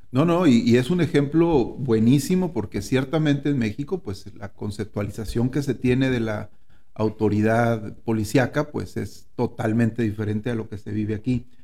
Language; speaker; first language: Spanish; native; Spanish